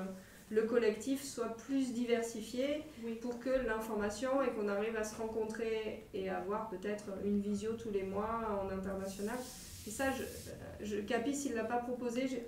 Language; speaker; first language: French; native; French